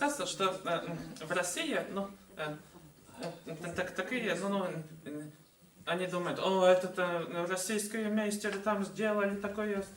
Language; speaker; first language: Russian; non-native, local second language; Latvian